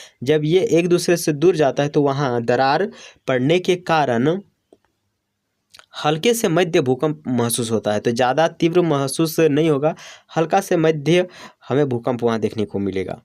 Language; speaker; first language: Hindi; native; Hindi